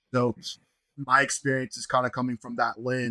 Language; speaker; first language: English; native; English